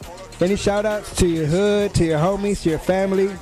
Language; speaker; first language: English; native; English